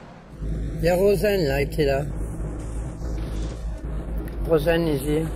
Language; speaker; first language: French; native; French